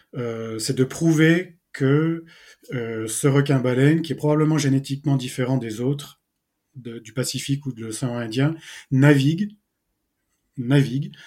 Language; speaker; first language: French; native; French